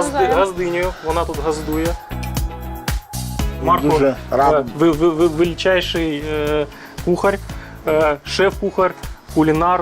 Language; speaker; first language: Ukrainian; native; Ukrainian